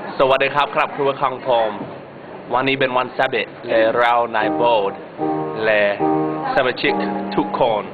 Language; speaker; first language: Thai; non-native, learner; English